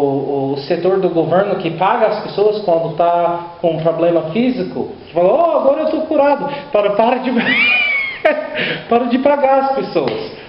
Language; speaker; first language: Portuguese; non-native, learner; English